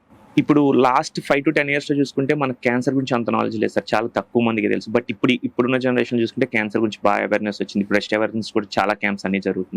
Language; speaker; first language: Telugu; native; Telugu